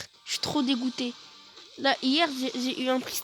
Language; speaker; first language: French; native; French